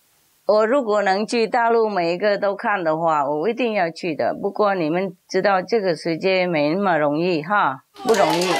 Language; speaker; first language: Chinese; non-native, fluent; Vietnamese